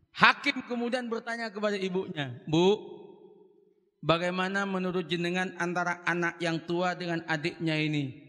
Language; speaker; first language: Indonesian; non-native, local second language; Madurese